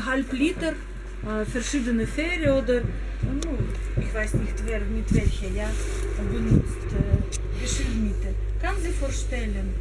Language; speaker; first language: German; non-native, learner; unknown